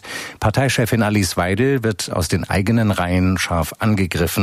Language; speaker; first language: German; native; German